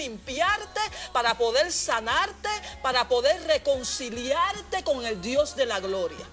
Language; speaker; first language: Spanish; native; Spanish